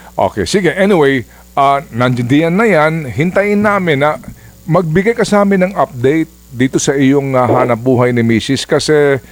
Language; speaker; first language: Filipino; non-native, local second language; Waray